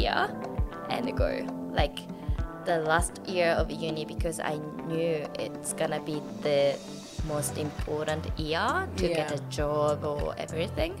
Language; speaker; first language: English; non-native, fluent; Japanese